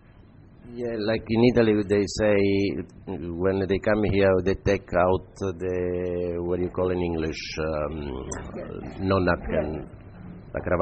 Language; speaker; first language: English; non-native, fluent; Italian